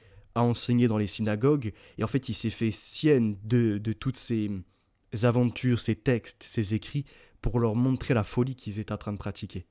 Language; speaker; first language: French; native; French